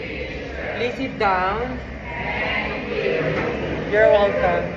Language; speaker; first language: English; non-native, local second language; Filipino